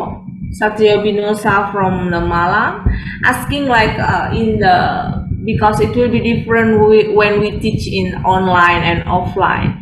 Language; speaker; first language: English; non-native, fluent; Indonesian